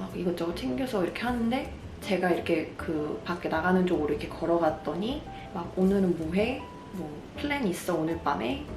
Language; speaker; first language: Korean; native; Korean